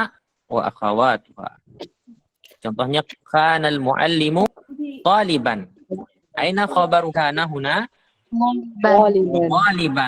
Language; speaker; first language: Arabic; non-native, fluent; Indonesian